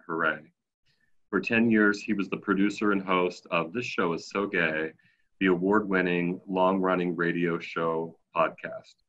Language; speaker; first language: English; native; English